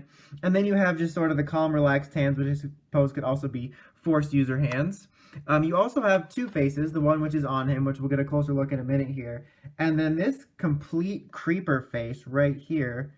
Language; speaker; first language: English; native; English